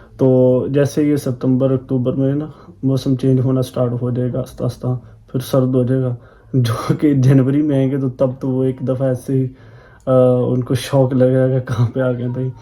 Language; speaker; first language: Urdu; non-native, local second language; Punjabi